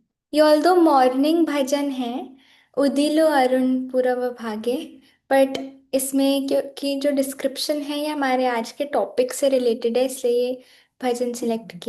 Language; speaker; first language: Hindi; native; Hindi